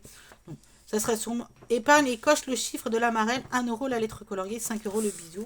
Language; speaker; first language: French; native; French